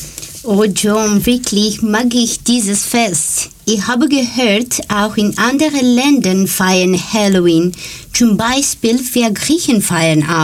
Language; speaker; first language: German; non-native, learner; Greek